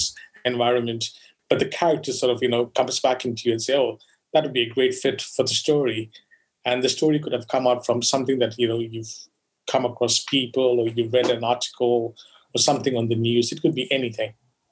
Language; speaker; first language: English; non-native, local second language; Konkani